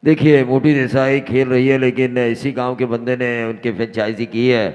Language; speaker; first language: Hindi; non-native, local second language; Marathi